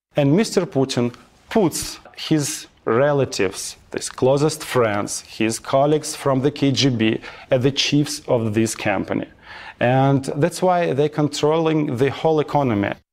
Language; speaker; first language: English; non-native, fluent; Russian